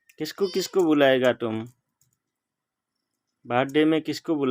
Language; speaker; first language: Hindi; non-native, local second language; Assamese